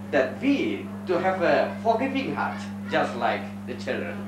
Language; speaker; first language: English; non-native, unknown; Indonesian